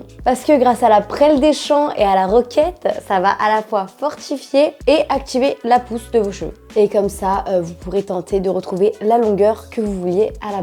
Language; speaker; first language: French; native; French